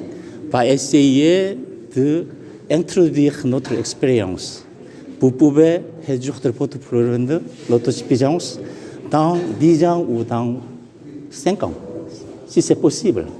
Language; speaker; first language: French; non-native, fluent; Korean